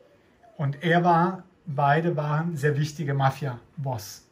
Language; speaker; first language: German; non-native, fluent; Italian